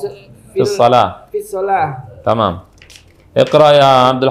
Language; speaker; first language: Arabic; non-native, fluent; Indonesian